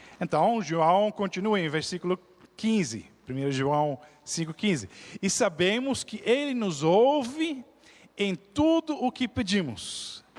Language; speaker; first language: Portuguese; non-native, fluent; Dutch